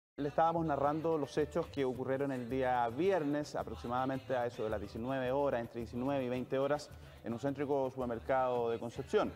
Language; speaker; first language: Spanish; native; Spanish